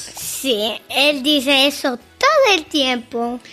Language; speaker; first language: Spanish; early bilingual, heritage; Spanish